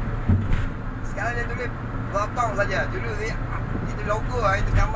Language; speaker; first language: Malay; non-native, fluent; Bangla